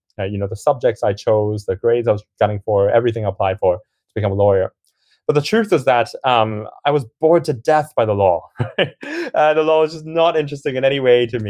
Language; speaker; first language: English; non-native, local second language; Cantonese